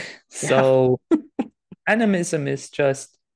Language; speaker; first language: English; non-native, fluent; Romanian